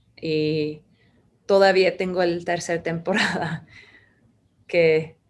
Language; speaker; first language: Spanish; non-native, learner; English